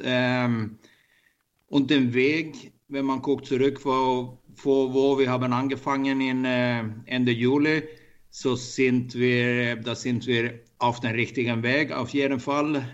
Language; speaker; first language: German; non-native, learner; Swedish